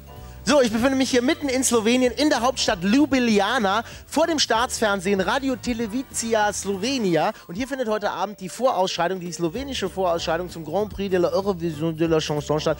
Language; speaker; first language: German; native; German